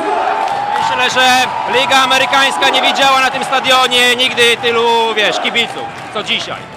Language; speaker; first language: Polish; native; Polish